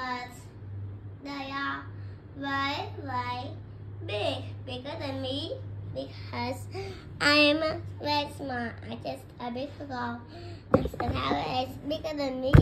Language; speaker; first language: English; non-native, learner; Vietnamese